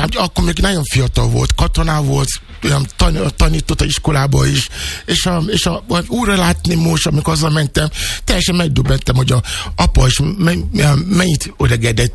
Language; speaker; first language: Hungarian; non-native, learner; Yoruba